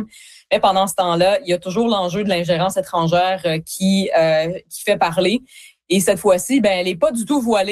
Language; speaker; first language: French; native; French